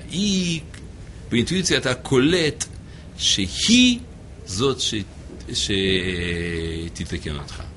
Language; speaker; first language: Hebrew; non-native, fluent; English